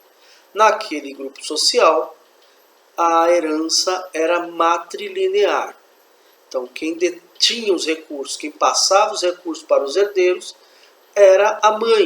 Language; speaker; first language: Portuguese; native; Portuguese